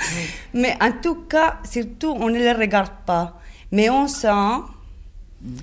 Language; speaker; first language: French; non-native, fluent; Spanish